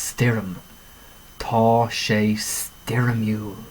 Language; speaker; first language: Irish; non-native, local second language; English